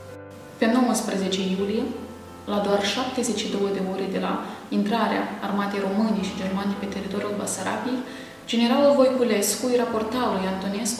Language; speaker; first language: Romanian; native; Romanian